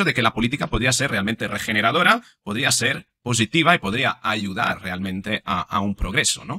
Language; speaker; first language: Spanish; native; Spanish